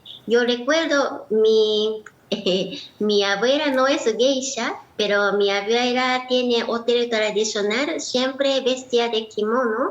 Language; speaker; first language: Spanish; non-native, learner; Japanese